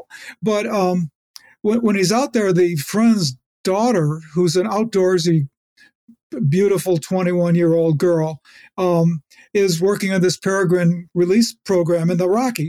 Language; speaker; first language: English; native; English